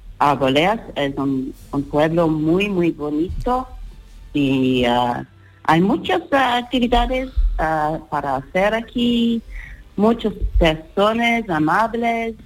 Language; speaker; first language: Spanish; non-native, learner; English